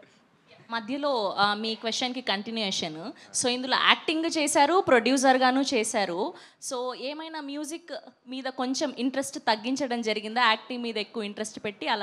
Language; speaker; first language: Telugu; native; Telugu